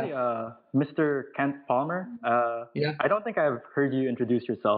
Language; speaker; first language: English; non-native, local second language; Filipino